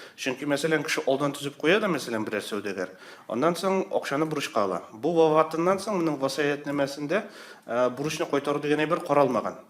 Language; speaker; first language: Tatar; native; Tatar